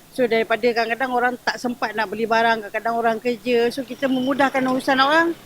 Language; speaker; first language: Malay; native; Malay